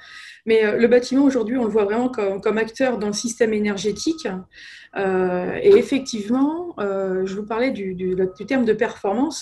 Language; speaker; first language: French; native; French